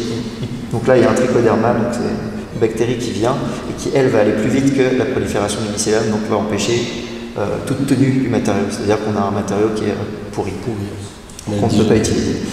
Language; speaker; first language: French; native; French